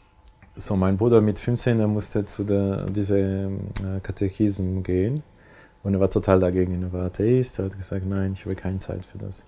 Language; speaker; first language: German; non-native, local second language; French